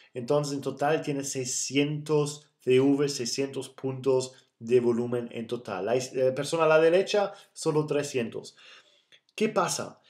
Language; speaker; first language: Spanish; non-native, fluent; German